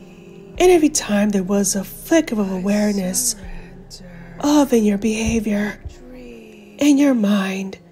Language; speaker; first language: English; native; English